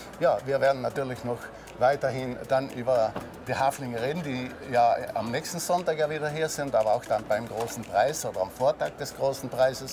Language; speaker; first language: German; native; German